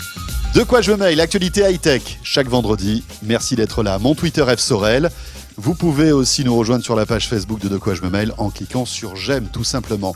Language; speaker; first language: French; native; French